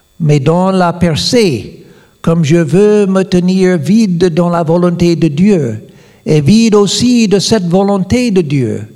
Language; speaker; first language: French; non-native, fluent; English